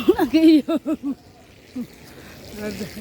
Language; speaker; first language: Italian; non-native, learner; Filipino